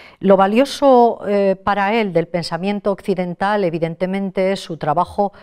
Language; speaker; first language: Spanish; native; Spanish